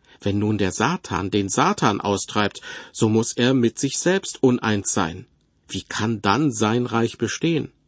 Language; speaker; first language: German; native; German